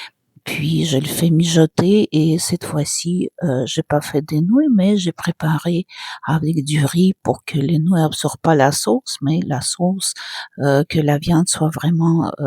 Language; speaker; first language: French; non-native, fluent; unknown